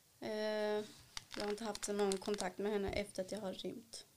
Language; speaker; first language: Swedish; early bilingual, other home language; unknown